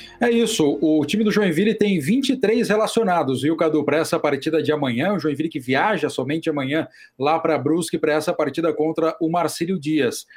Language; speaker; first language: Portuguese; native; Portuguese